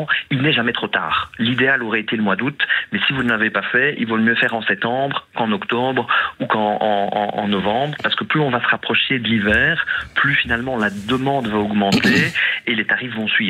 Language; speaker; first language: French; native; French